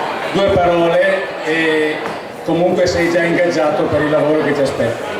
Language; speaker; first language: Italian; native; Italian